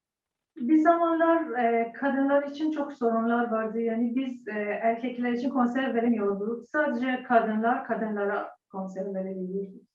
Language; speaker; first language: Turkish; non-native, learner; Persian